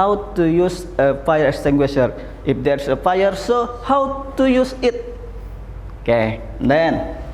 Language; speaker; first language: English; non-native, learner; Indonesian